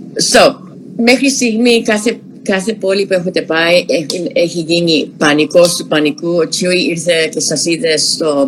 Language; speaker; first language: Greek; early bilingual, other home language; English